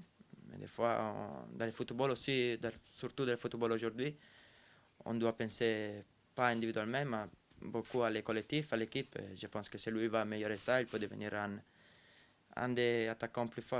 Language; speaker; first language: French; non-native, fluent; Italian